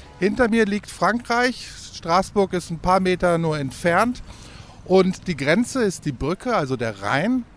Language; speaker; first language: German; native; German